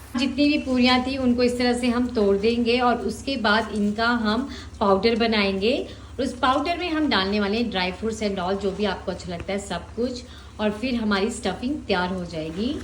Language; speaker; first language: Hindi; native; Hindi